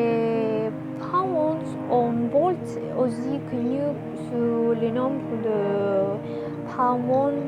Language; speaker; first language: French; non-native, learner; Spanish